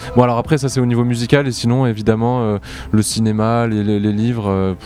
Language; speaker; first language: French; native; French